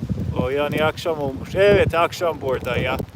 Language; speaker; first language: Turkish; non-native, learner; English